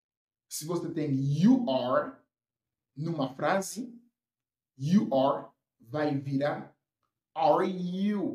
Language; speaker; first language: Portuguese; non-native, fluent; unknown